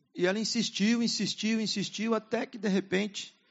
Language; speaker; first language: Portuguese; native; Portuguese